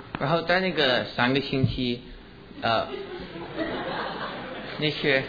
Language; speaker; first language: Chinese; early bilingual, heritage; English